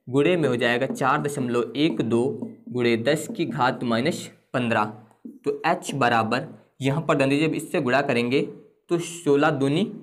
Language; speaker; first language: Hindi; native; Hindi